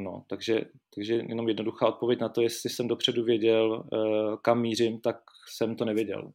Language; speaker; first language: Czech; native; Czech